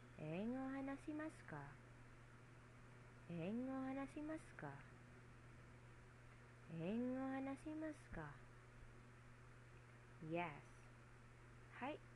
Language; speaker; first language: Japanese; non-native, learner; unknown